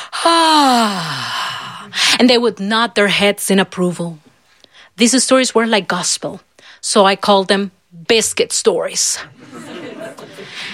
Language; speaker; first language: English; non-native, fluent; Spanish